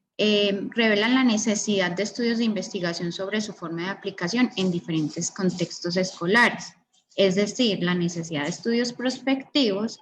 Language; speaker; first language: Spanish; native; Spanish